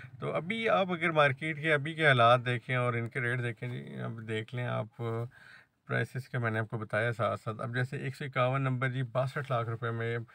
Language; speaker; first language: Urdu; native; Urdu